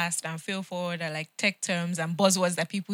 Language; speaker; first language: English; non-native, local second language; Yoruba